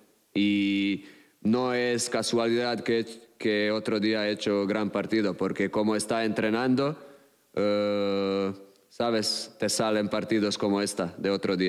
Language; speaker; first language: Spanish; non-native, fluent; Croatian